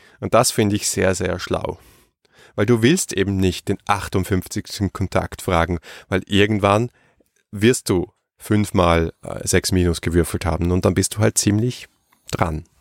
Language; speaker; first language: German; native; German